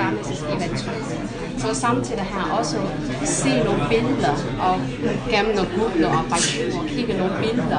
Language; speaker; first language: Danish; non-native, fluent; Chinese